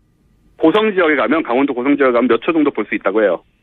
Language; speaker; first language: Korean; native; Korean